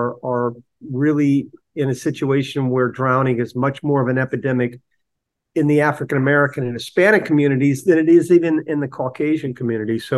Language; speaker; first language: English; native; English